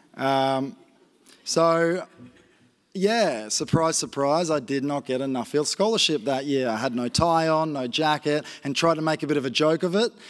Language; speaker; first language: English; native; English